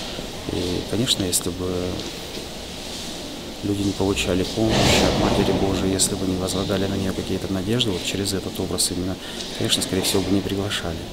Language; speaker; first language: Russian; native; Russian